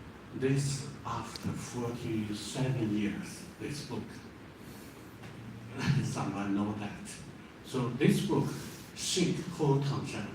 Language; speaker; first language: English; non-native, learner; Chinese